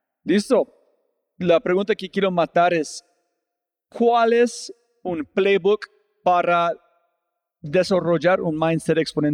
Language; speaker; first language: Spanish; non-native, fluent; English